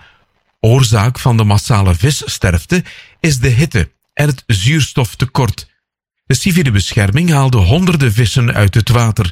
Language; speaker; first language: Dutch; native; Dutch